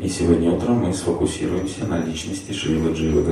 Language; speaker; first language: Russian; native; Russian